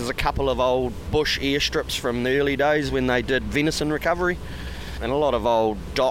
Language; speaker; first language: English; native; English